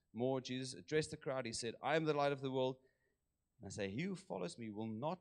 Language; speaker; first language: English; non-native, local second language; Afrikaans